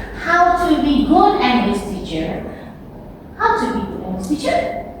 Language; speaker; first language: English; non-native, fluent; Indonesian